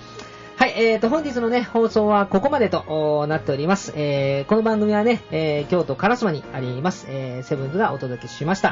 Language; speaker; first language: Japanese; native; Japanese